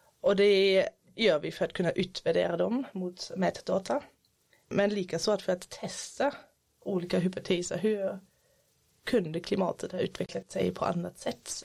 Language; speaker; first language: Swedish; non-native, fluent; German